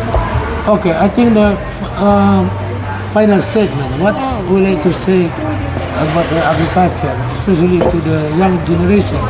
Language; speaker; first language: English; non-native, learner; Indonesian